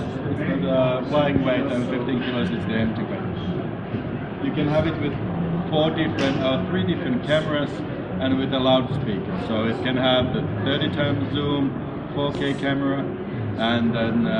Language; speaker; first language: English; non-native, fluent; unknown